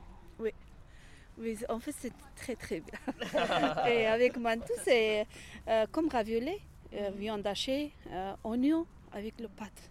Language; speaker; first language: French; non-native, learner; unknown